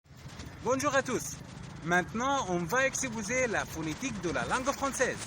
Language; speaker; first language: French; non-native, fluent; Arabic